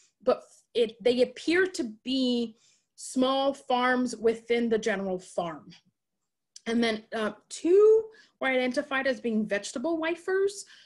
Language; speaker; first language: English; native; English